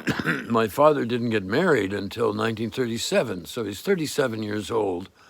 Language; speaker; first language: English; native; English